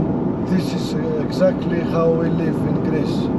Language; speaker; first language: English; non-native, learner; Greek